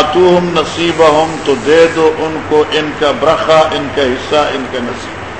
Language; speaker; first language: Urdu; non-native, local second language; Northern Hindko